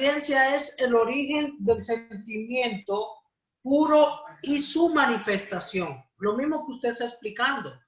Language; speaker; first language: Spanish; native; Spanish